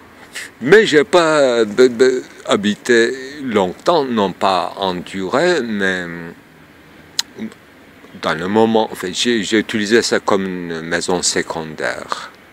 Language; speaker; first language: French; non-native, fluent; Turkish